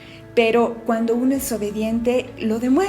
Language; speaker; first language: Spanish; native; Spanish